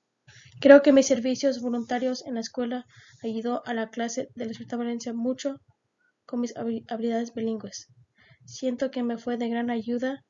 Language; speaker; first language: Spanish; early bilingual, heritage; Spanish